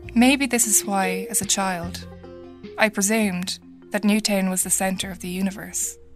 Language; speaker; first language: English; native; English